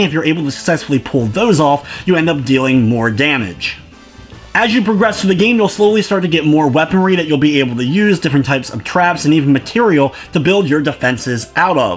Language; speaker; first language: English; native; English